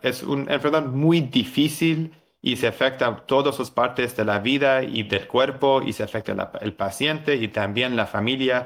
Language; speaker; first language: Spanish; non-native, learner; English